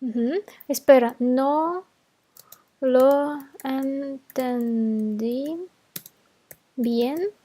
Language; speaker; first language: Spanish; non-native, fluent; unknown